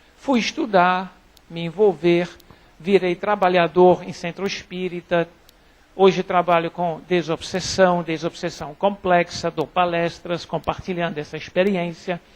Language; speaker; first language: Portuguese; non-native, fluent; German